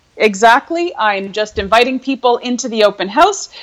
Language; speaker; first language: English; native; English